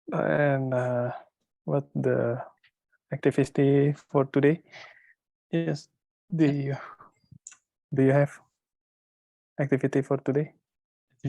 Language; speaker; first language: English; non-native, learner; Indonesian